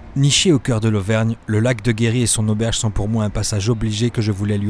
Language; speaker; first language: French; native; French